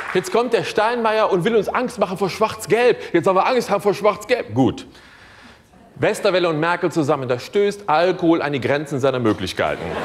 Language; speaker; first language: German; native; German